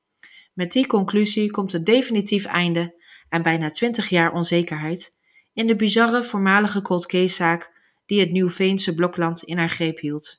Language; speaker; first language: Dutch; native; Dutch